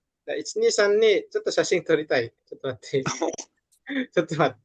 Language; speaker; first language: Japanese; non-native, fluent; Indonesian